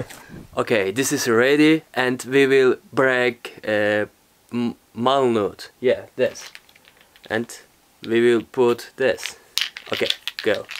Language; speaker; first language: English; non-native, learner; Turkish